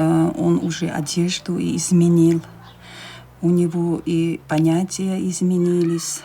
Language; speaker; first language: Russian; non-native, local second language; Chechen